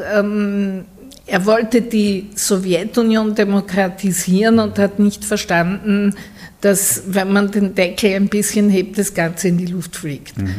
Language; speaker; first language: German; native; German